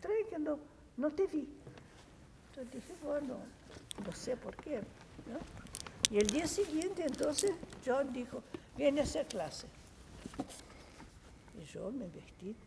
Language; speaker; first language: Spanish; non-native, fluent; Portuguese